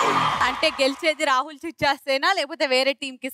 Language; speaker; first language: Telugu; native; Telugu